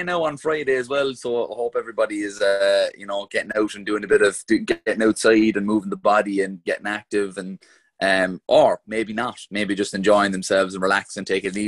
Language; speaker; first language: English; native; English